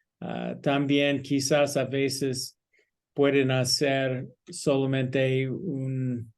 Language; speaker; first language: Spanish; non-native, learner; English